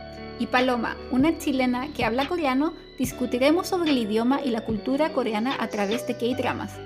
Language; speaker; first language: Spanish; native; Spanish